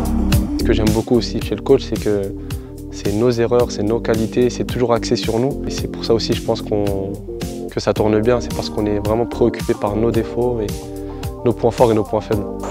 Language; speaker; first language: French; native; French